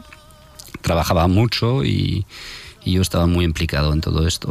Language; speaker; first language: Spanish; non-native, fluent; French